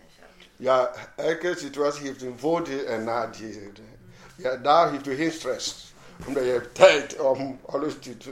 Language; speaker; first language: Dutch; non-native, learner; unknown